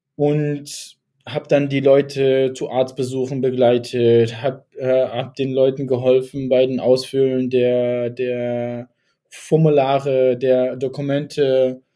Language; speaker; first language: German; early bilingual, other home language; Kurdish